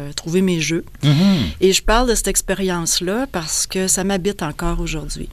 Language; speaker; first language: French; native; French